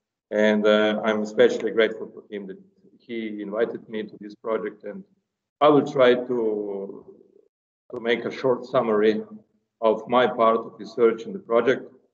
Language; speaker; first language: English; non-native, fluent; Slovenian